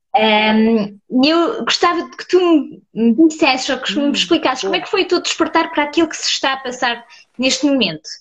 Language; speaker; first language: Portuguese; early bilingual, heritage; Portuguese